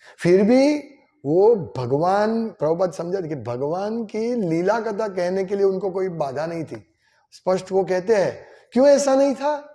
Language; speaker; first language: Hindi; non-native, local second language; Gujarati